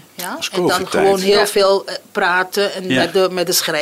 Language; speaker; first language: Dutch; non-native, local second language; Papiamento